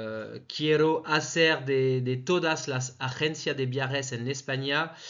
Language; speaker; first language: Spanish; non-native, fluent; French